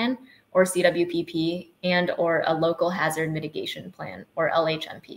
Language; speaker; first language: English; native; English